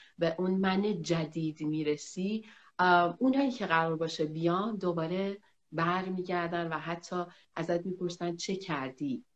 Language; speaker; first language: Persian; native; Persian